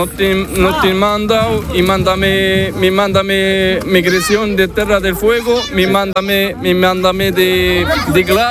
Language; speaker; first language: Spanish; non-native, learner; Arabic